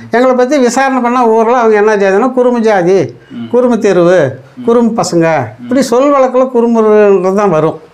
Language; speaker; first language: Tamil; non-native, local second language; Kannada